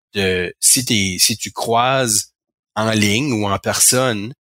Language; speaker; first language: French; native; French